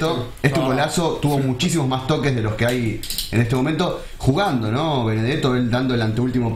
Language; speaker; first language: Spanish; native; Spanish